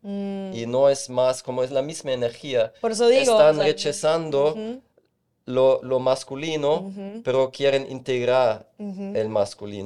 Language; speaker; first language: Spanish; non-native, fluent; German